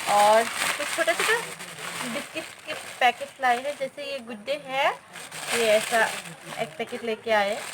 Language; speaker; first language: Hindi; non-native, local second language; Bangla